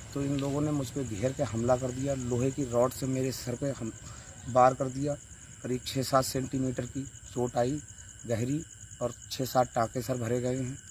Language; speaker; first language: Hindi; native; Hindi